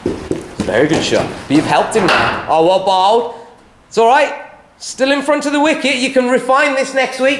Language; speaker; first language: English; native; English